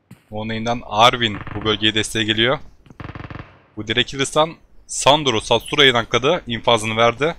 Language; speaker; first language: Turkish; native; Turkish